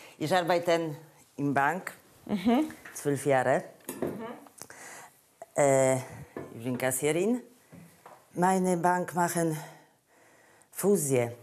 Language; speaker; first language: German; non-native, learner; Polish